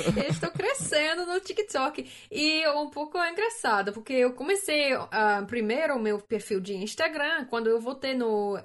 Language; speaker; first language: Portuguese; non-native, learner; English